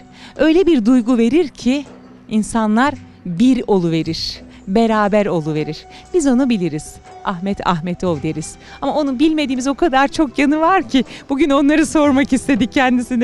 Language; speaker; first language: Turkish; native; Turkish